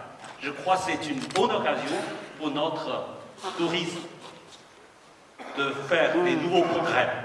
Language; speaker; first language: French; non-native, fluent; Chinese